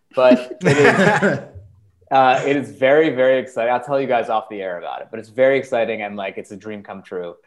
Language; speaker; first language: English; early bilingual, other home language; Persian